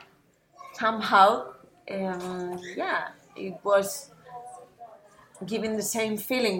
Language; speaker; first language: English; non-native, fluent; Spanish